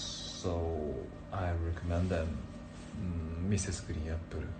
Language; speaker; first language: English; non-native, learner; Japanese